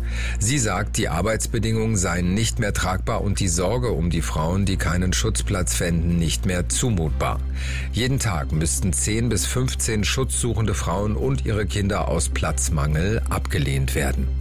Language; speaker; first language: German; native; German